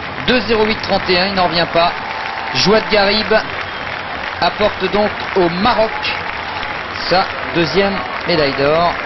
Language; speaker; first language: French; native; French